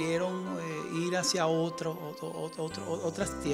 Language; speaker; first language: Portuguese; non-native, learner; Spanish